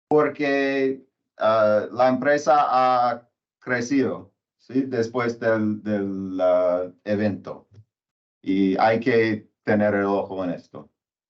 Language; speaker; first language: Spanish; non-native, learner; English